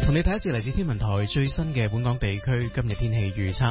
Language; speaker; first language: Chinese; non-native, local second language; Cantonese